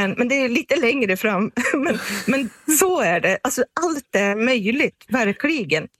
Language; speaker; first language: Swedish; native; Swedish